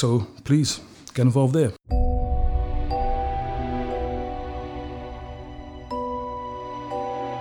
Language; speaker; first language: English; native; English